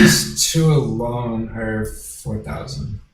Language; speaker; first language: English; native; English